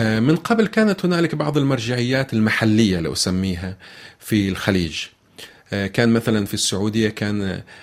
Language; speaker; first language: Arabic; native; Arabic